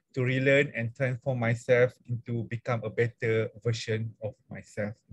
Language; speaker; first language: English; non-native, local second language; Malay